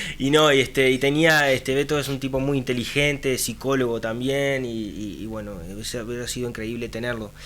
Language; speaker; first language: Spanish; native; Spanish